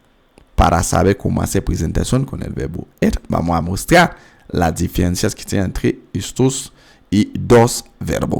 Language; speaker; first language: Spanish; non-native, fluent; French